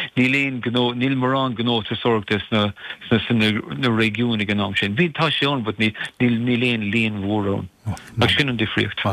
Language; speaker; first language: Irish; non-native, local second language; English